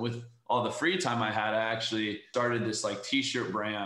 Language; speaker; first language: English; native; English